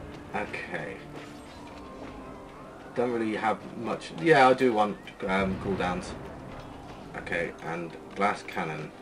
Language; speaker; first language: English; native; English